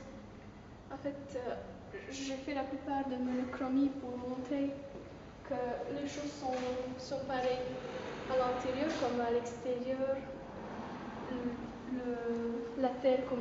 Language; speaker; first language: French; non-native, fluent; Romanian